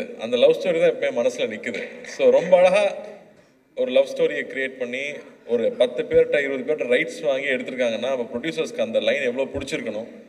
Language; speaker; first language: Tamil; native; Tamil